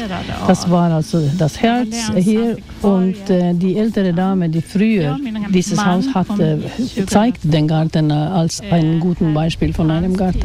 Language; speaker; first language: German; non-native, fluent; Swedish